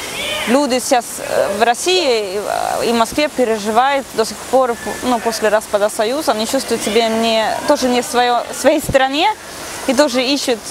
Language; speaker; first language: Russian; non-native, fluent; Swedish